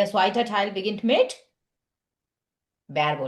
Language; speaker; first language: German; non-native, fluent; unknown